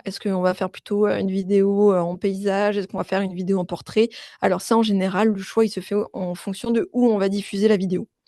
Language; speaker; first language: French; native; French